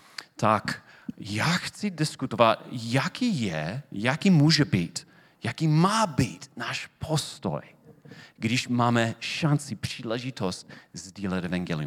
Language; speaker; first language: Czech; non-native, fluent; English